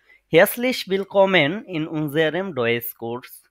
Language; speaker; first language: German; non-native, learner; Bangla